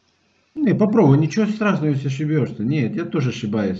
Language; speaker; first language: Russian; non-native, fluent; Spanish